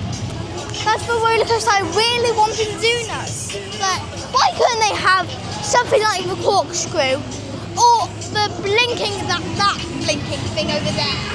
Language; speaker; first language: English; native; English